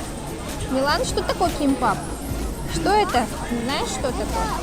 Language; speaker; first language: Russian; non-native, local second language; Kyrgyz